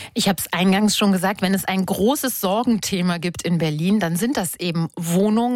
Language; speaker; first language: German; native; German